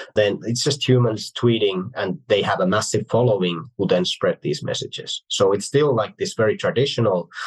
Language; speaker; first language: English; non-native, fluent; Finnish